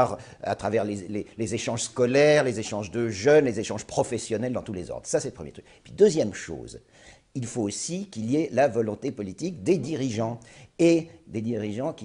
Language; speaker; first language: French; native; French